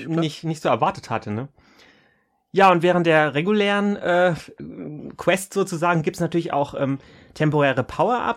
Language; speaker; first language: German; native; German